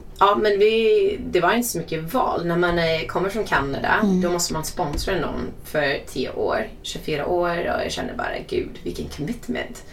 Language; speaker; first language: Swedish; non-native, fluent; English